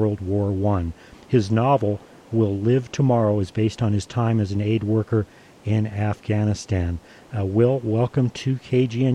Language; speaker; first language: English; native; English